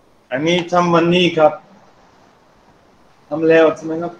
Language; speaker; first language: Thai; non-native, learner; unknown